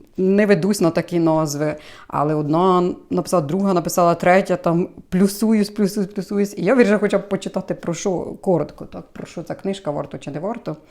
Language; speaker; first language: Ukrainian; native; Ukrainian